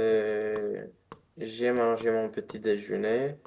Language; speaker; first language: French; non-native, learner; Romanian